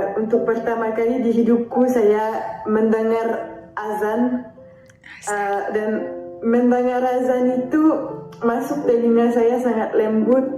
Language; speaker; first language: Indonesian; non-native, fluent; French